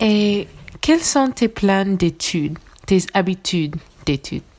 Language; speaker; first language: French; non-native, learner; English